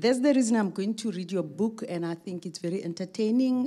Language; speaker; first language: English; non-native, local second language; Afrikaans